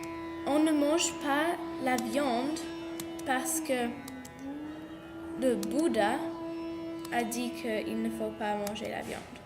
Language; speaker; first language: French; non-native, learner; English